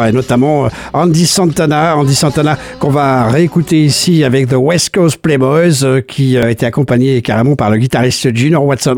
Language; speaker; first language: French; native; French